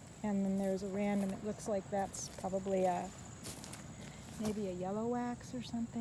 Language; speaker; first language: English; native; English